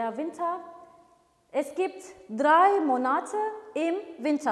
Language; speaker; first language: German; non-native, fluent; Turkish